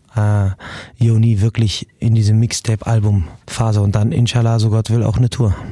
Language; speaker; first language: German; early bilingual, other home language; Arabic